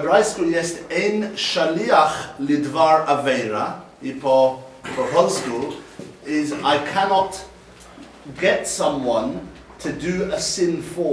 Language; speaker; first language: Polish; non-native, learner; English